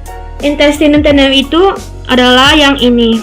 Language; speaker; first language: Indonesian; native; Indonesian